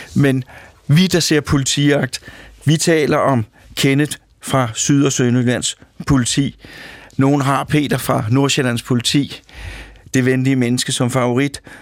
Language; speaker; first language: Danish; native; Danish